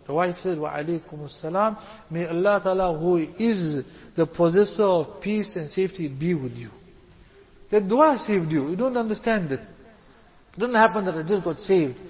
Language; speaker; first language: English; native; English